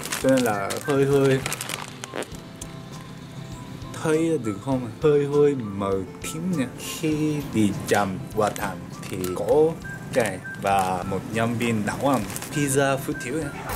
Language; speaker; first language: Vietnamese; non-native, learner; Japanese